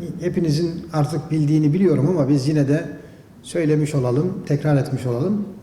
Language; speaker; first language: Turkish; native; Turkish